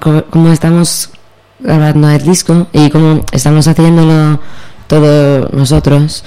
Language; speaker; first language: Spanish; non-native, fluent; English